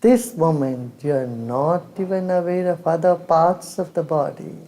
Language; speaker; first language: English; non-native, local second language; Hindi